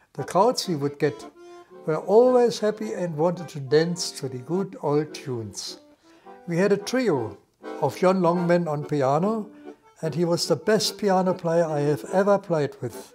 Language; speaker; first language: English; non-native, fluent; German